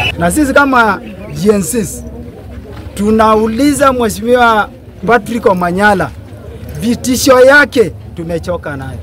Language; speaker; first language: Swahili; non-native, local second language; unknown